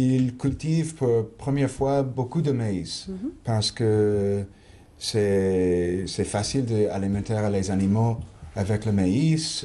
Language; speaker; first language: French; non-native, fluent; English